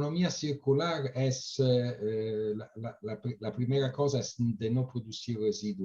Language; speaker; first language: Spanish; non-native, fluent; Italian